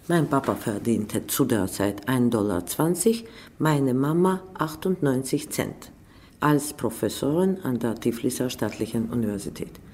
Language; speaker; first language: German; non-native, fluent; Georgian